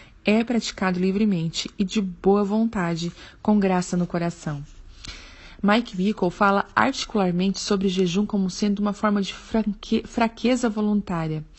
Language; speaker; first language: Portuguese; native; Portuguese